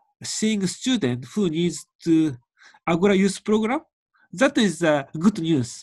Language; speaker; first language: English; non-native, learner; Japanese